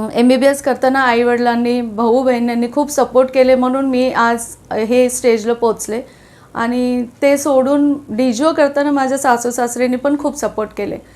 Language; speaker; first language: Marathi; non-native, local second language; Telugu